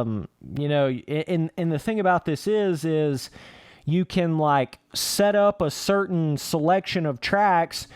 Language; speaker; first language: English; native; English